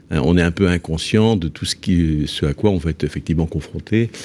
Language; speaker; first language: French; native; French